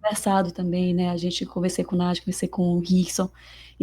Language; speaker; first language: Portuguese; native; Portuguese